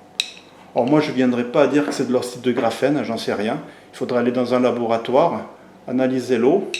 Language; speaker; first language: French; native; French